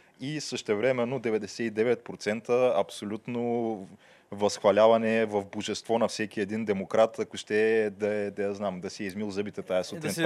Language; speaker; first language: Bulgarian; native; Bulgarian